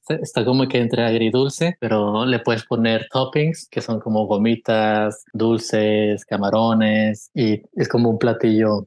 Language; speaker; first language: Spanish; native; Spanish